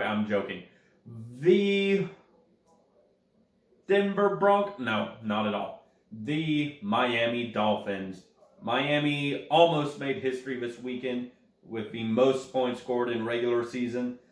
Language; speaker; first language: English; native; English